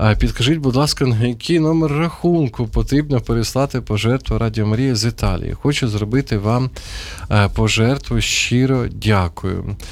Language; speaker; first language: Ukrainian; non-native, local second language; Russian